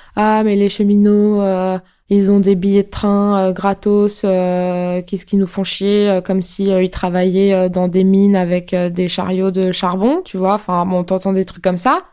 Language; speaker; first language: French; native; French